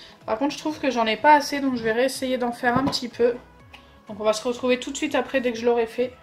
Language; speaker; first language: French; native; French